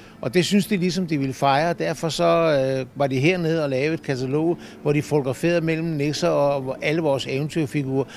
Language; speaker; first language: Danish; native; Danish